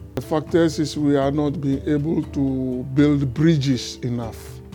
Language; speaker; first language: English; non-native, local second language; Ewe